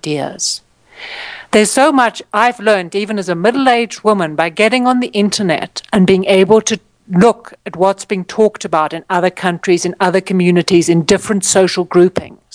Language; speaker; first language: English; native; English